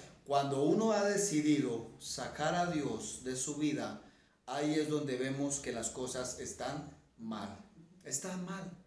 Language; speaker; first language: Spanish; native; Spanish